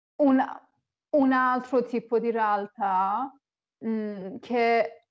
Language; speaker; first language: Italian; non-native, fluent; Persian